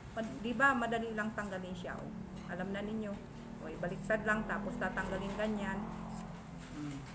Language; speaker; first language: Filipino; non-native, local second language; Masbatenyo